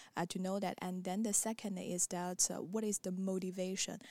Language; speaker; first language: English; non-native, fluent; Chinese